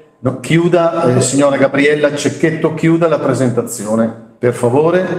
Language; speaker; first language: Italian; native; Italian